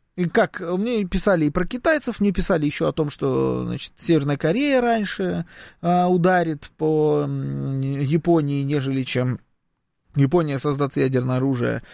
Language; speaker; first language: Russian; native; Russian